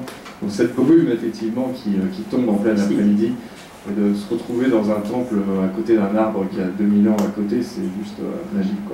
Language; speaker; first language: French; native; French